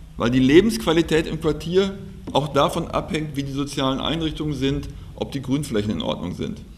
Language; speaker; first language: German; native; German